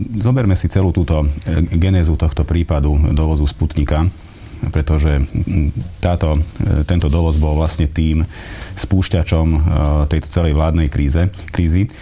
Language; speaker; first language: Slovak; non-native, local second language; Hungarian